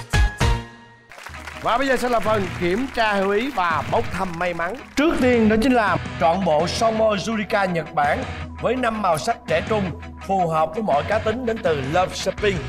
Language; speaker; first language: Vietnamese; native; Vietnamese